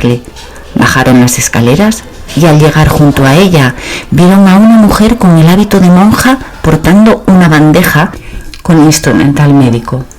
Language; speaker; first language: Spanish; native; Spanish